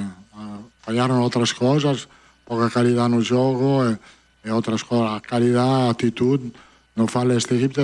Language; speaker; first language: Portuguese; non-native, fluent; Italian